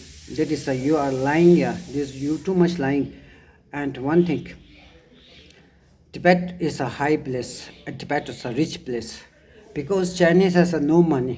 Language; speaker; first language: English; non-native, learner; Tibetan